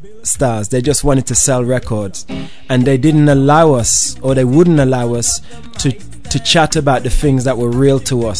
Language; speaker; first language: English; native; English